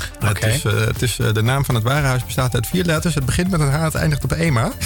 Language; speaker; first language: Dutch; native; Dutch